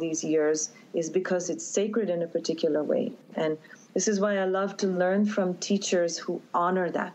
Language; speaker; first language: English; native; English